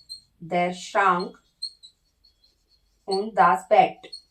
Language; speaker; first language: German; non-native, learner; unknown